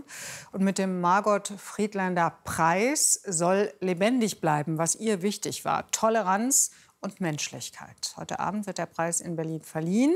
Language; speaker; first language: German; native; German